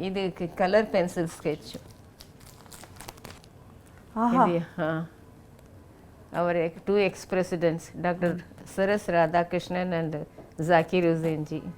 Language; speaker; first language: Telugu; non-native, local second language; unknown